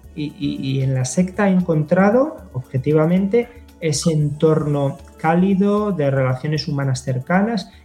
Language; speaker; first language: Spanish; native; Spanish